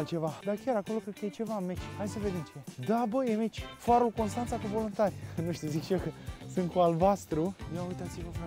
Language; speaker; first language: Romanian; native; Romanian